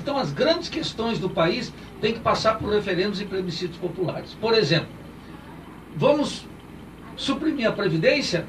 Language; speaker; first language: Portuguese; native; Portuguese